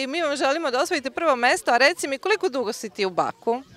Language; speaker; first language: Serbian; native; Serbian